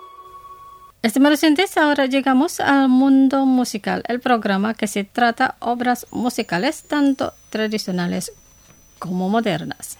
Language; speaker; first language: Spanish; non-native, fluent; Indonesian